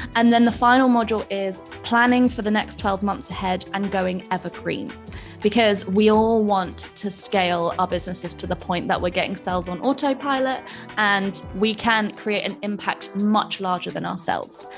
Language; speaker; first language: English; native; English